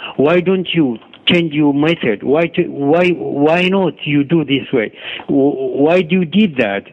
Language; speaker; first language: English; non-native, learner; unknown